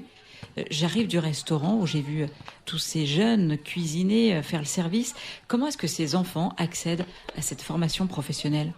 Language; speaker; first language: French; native; French